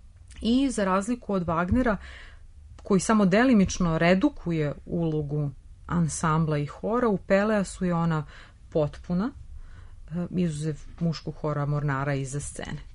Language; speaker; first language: Serbian; native; Serbian